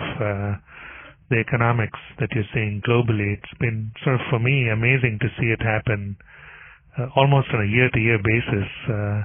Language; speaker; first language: English; non-native, local second language; Tamil